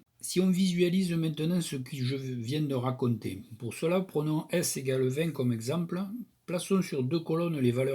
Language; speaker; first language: French; native; French